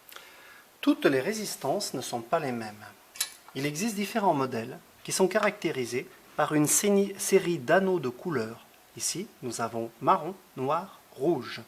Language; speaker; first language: French; native; French